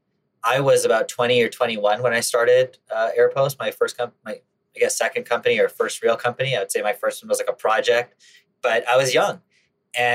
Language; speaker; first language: English; native; English